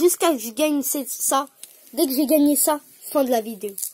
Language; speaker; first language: French; native; French